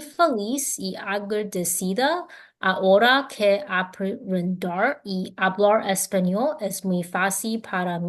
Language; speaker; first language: Spanish; non-native, learner; English